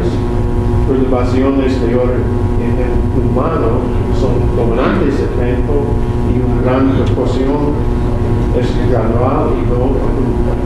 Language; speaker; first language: Spanish; non-native, learner; English